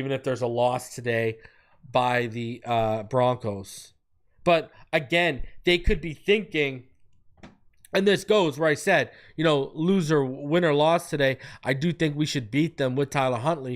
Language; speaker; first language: English; native; English